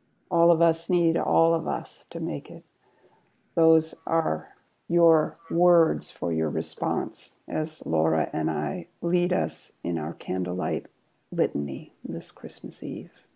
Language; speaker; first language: English; native; English